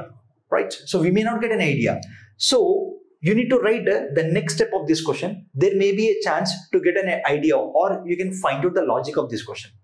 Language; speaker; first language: English; non-native, local second language; Telugu